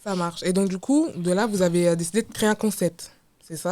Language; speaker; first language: French; native; French